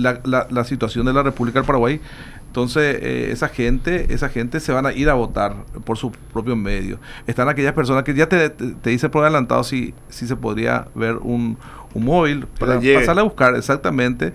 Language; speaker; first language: Spanish; native; Spanish